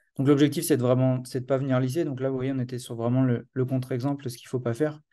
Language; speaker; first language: French; native; French